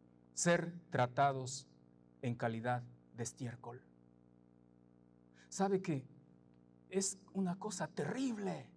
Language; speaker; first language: Spanish; native; Spanish